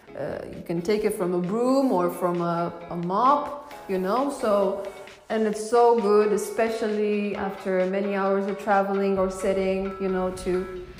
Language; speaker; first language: English; non-native, fluent; Romanian